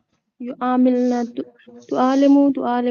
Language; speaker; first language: Arabic; non-native, learner; Urdu